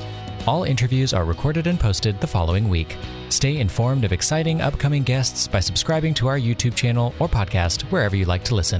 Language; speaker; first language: English; native; English